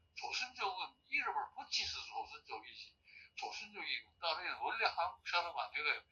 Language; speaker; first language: Korean; early bilingual, heritage; Korean